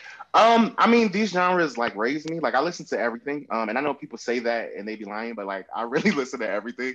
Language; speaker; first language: English; native; English